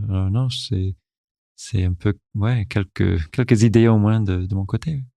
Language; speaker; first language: French; non-native, local second language; English